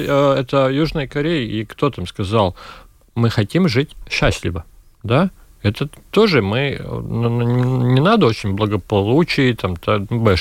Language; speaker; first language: Russian; non-native, local second language; Latvian